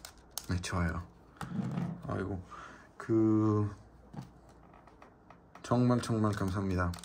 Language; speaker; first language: Korean; non-native, learner; Spanish